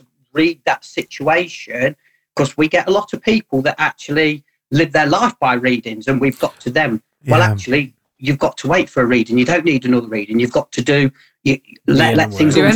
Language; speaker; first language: English; native; English